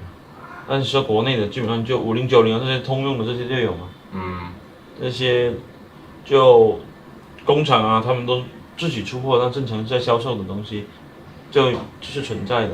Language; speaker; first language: Chinese; native; Chinese